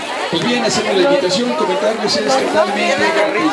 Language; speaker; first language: Spanish; native; Spanish